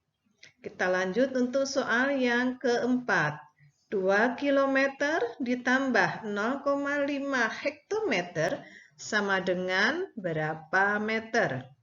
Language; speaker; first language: Indonesian; native; Indonesian